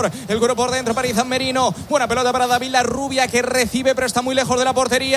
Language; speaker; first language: Spanish; native; Spanish